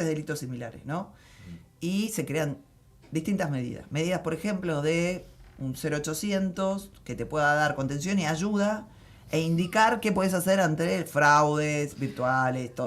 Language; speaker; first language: Spanish; native; Spanish